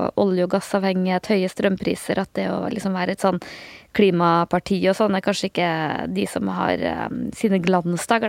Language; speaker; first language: Norwegian; native; Norwegian